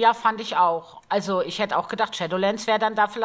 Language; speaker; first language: German; native; German